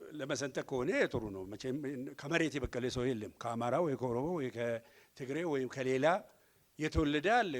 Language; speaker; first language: Amharic; non-native, local second language; Oromo